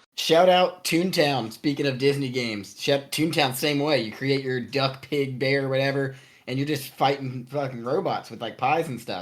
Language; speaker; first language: English; native; English